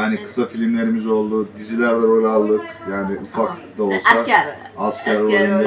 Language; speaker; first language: Turkish; native; Turkish